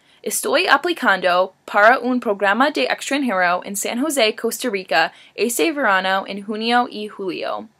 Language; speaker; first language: Spanish; non-native, learner; English